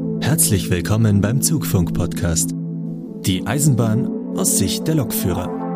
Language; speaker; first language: German; native; German